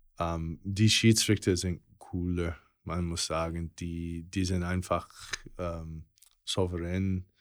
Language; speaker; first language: German; non-native, fluent; English